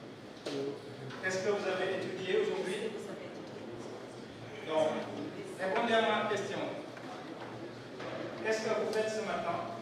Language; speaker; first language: French; non-native, fluent; Indonesian